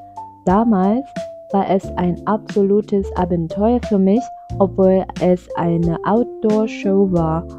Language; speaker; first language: German; non-native, fluent; Vietnamese